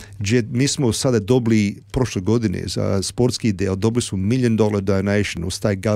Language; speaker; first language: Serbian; early bilingual, heritage; Croatian